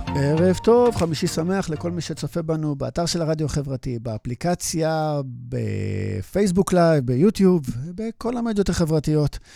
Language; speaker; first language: Hebrew; native; Hebrew